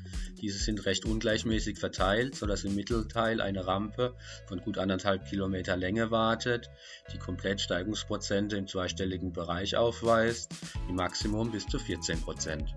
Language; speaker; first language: German; native; German